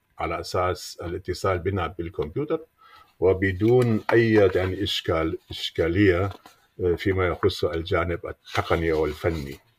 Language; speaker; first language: Arabic; non-native, fluent; German